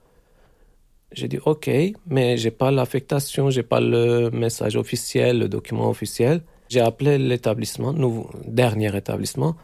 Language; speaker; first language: French; non-native, fluent; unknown